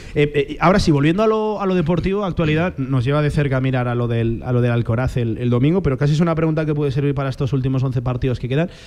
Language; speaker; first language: Spanish; native; Spanish